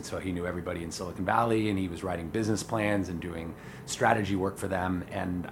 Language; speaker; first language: English; native; English